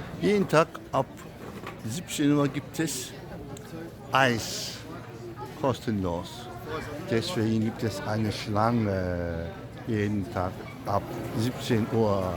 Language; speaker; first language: German; non-native, fluent; Turkish